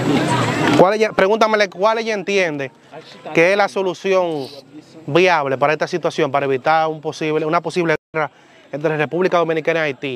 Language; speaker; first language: Spanish; native; Spanish